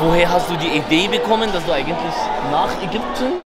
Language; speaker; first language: German; non-native, fluent; Arabic